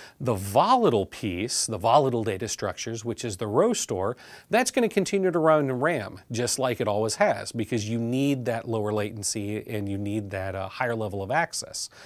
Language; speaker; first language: English; native; English